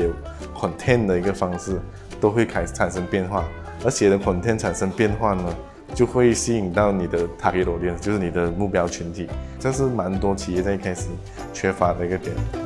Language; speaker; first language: Chinese; native; Chinese